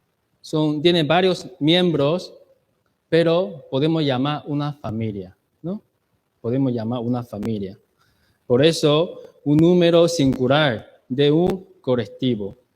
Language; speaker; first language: Spanish; non-native, learner; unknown